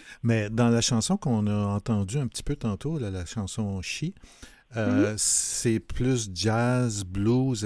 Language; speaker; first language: French; native; French